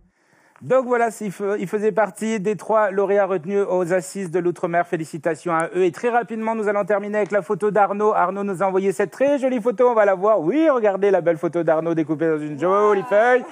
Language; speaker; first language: French; native; French